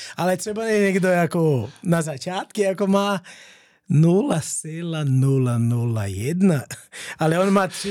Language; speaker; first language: Czech; non-native, learner; Portuguese